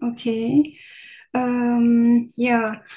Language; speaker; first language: German; non-native, learner; Turkish